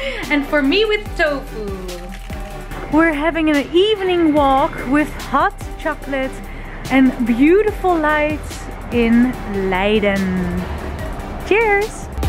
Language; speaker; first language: English; non-native, fluent; Dutch